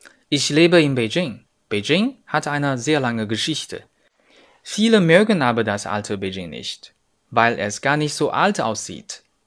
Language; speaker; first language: German; non-native, fluent; Chinese